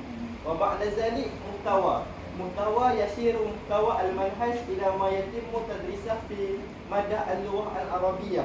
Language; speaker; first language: Arabic; non-native, learner; Malay